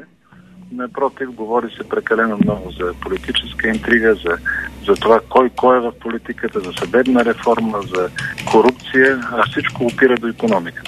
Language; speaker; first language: Bulgarian; native; Bulgarian